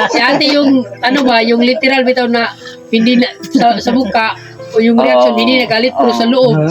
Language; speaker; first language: Filipino; non-native, local second language; Cebuano